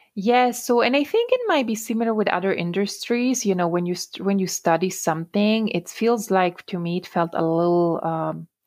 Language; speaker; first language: English; non-native, fluent; Italian